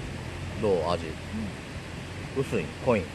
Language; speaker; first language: Japanese; native; Japanese